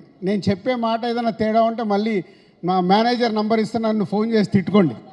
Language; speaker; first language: Telugu; native; Telugu